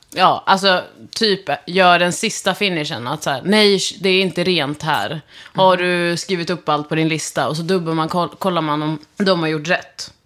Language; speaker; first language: Swedish; early bilingual, other home language; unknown